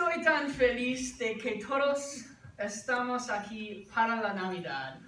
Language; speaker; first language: Spanish; non-native, learner; English